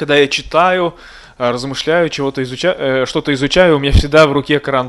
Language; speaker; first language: Russian; native; Russian